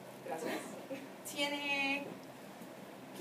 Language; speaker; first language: Spanish; non-native, fluent; English